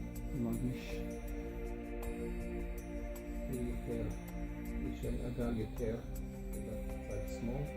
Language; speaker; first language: Hebrew; non-native, fluent; English